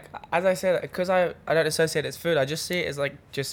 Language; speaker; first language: English; native; English